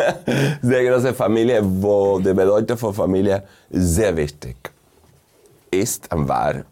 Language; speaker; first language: German; non-native, fluent; Spanish